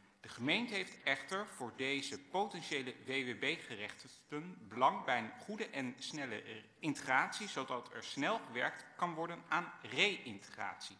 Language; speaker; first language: Dutch; native; Dutch